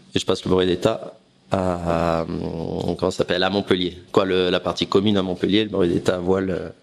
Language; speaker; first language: French; native; French